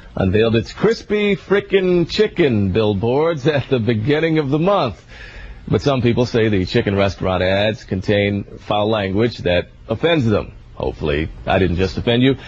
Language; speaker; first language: English; native; English